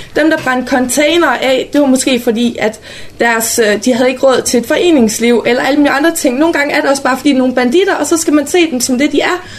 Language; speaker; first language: Danish; native; Danish